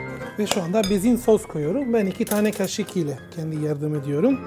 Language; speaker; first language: Turkish; non-native, fluent; Italian